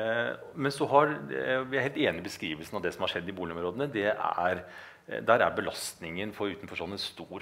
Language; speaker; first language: Norwegian; native; Norwegian